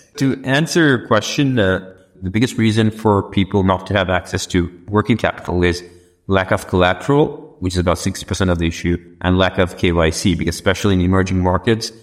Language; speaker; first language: English; non-native, local second language; Sinhala